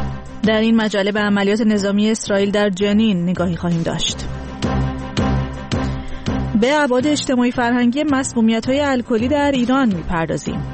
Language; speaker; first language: Persian; native; Persian